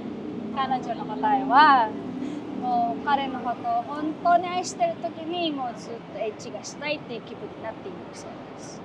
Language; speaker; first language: Japanese; non-native, fluent; Filipino